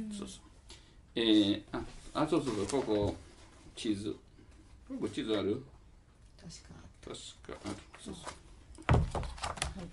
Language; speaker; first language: Japanese; non-native, learner; Italian